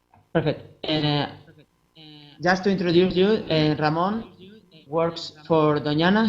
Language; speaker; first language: English; non-native, fluent; Spanish